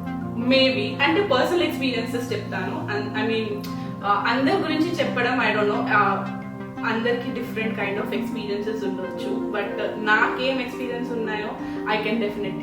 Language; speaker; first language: Telugu; non-native, local second language; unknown